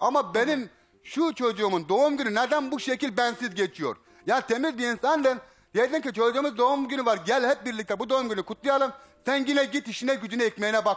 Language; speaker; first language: Turkish; native; Turkish